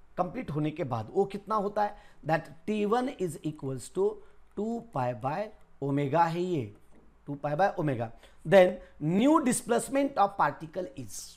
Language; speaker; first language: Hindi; non-native, local second language; Marathi